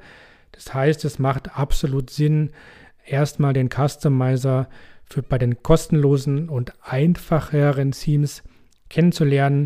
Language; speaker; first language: German; native; German